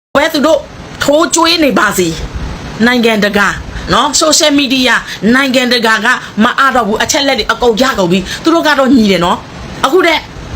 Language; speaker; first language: Burmese; non-native, local second language; S'gaw Karen